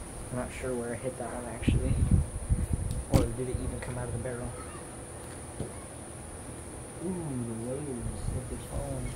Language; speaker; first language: English; native; English